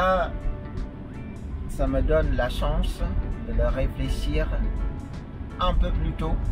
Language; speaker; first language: French; non-native, fluent; Indonesian